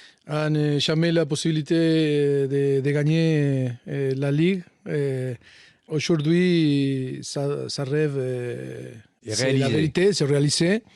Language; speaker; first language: French; non-native, learner; Spanish